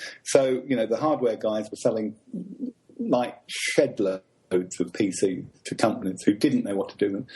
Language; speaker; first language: English; native; English